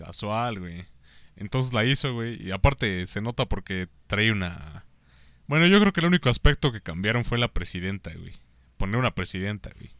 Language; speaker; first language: Spanish; native; Spanish